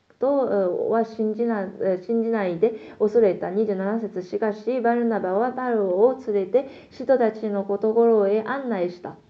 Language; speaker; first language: Japanese; non-native, fluent; Korean